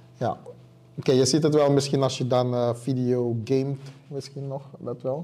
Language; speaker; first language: Dutch; native; Dutch